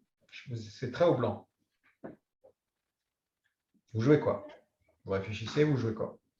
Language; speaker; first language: French; native; French